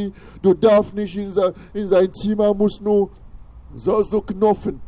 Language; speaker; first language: German; non-native, fluent; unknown